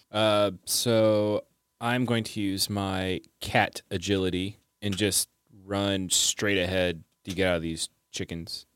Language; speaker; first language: English; native; English